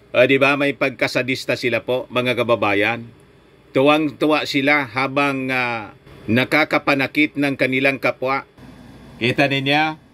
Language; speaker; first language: Filipino; native; Filipino